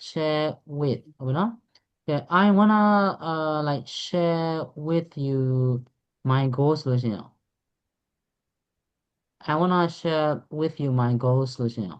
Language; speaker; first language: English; non-native, fluent; Burmese